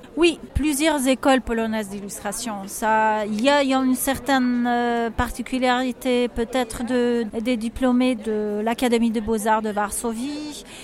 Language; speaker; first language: French; non-native, fluent; Polish